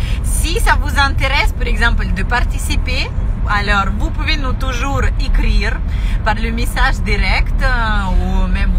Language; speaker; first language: French; non-native, fluent; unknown